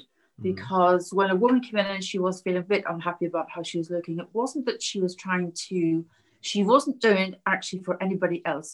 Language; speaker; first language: English; native; English